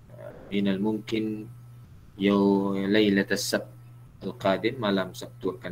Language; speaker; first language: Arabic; non-native, fluent; Malay